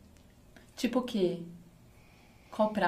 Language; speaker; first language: Portuguese; native; Portuguese